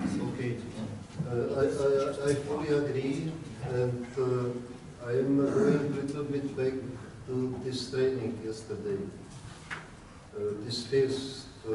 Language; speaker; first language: English; non-native, learner; Czech